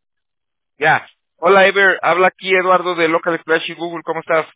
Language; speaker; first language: Spanish; native; Spanish